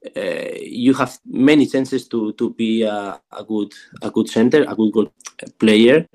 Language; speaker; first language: English; non-native, learner; Spanish